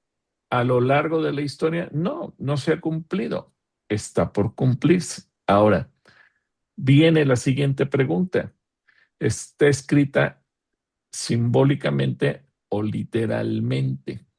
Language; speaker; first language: Spanish; native; Spanish